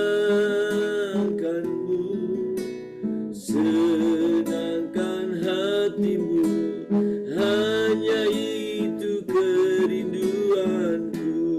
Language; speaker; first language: Indonesian; native; Indonesian